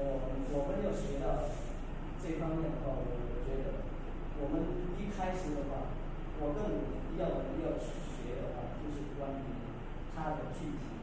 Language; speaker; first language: Chinese; non-native, fluent; Lao